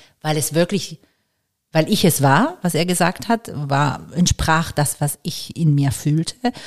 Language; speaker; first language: German; non-native, fluent; Italian